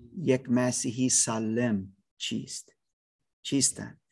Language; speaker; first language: Persian; non-native, learner; English